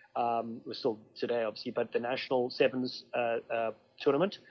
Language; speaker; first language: English; native; English